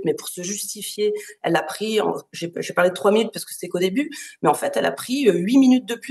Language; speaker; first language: French; native; French